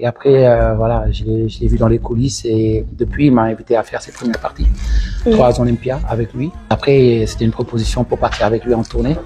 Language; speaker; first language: French; non-native, local second language; Wolof